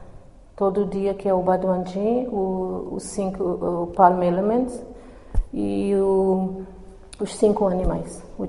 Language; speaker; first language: Portuguese; non-native, local second language; Kabuverdianu